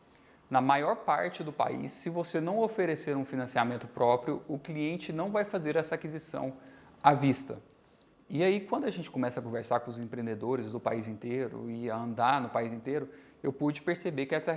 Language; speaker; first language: Portuguese; native; Portuguese